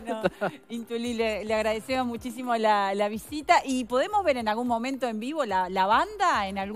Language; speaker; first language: Spanish; native; Spanish